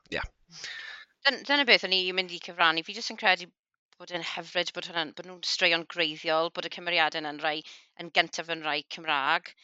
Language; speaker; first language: Welsh; native; Welsh